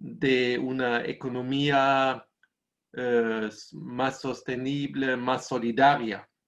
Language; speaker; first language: Spanish; non-native, fluent; German